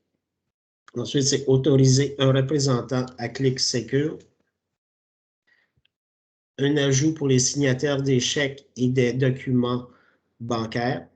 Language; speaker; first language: French; native; French